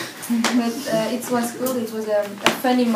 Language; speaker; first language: English; non-native, learner; French